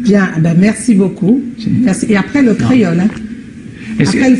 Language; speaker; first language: French; native; French